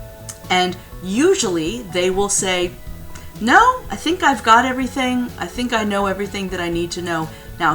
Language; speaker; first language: English; native; English